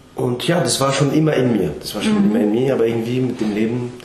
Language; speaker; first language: German; non-native, fluent; French